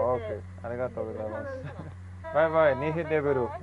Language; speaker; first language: Japanese; non-native, learner; English